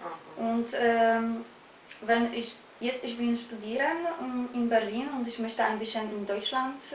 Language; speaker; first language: German; non-native, learner; Polish